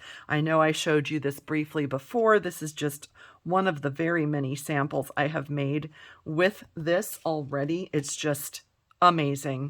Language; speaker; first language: English; native; English